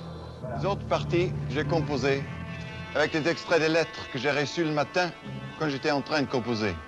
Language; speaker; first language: French; non-native, fluent; German